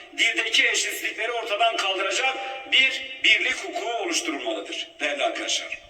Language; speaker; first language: Turkish; non-native, local second language; Kurdish